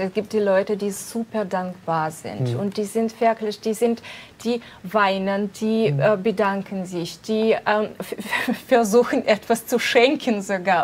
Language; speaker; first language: German; non-native, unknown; Russian